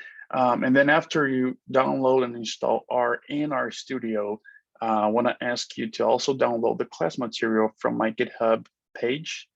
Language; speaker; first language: English; non-native, fluent; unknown